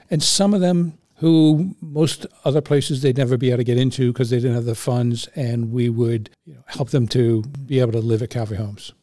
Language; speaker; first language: English; native; English